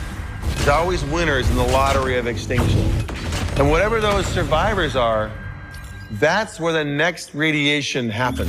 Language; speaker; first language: English; native; English